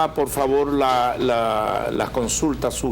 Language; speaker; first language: Spanish; native; Spanish